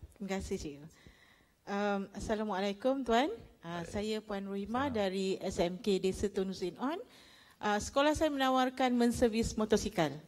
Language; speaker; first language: Malay; native; Malay